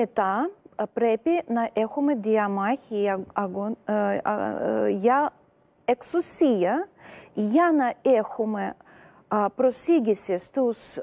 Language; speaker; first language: Greek; non-native, learner; Russian